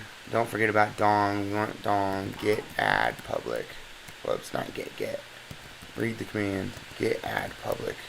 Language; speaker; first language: English; native; English